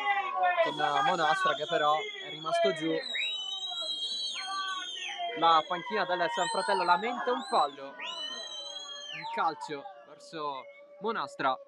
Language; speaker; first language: Italian; native; Italian